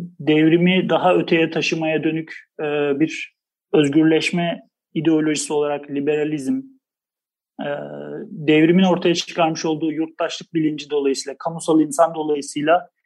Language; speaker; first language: Turkish; native; Turkish